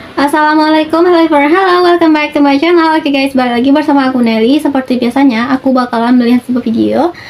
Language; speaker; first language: Indonesian; native; Indonesian